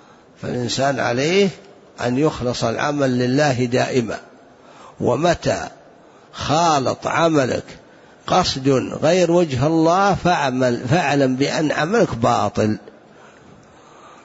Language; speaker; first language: Arabic; native; Arabic